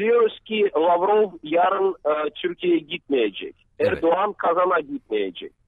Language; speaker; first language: Turkish; non-native, fluent; Russian